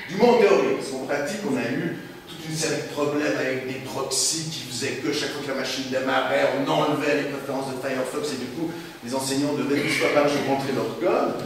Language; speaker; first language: French; native; French